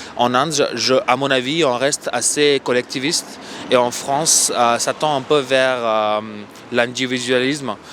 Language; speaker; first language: French; non-native, fluent; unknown